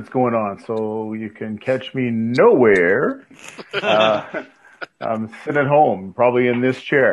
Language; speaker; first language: English; native; English